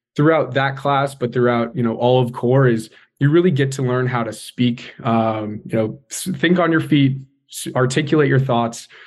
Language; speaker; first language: English; native; English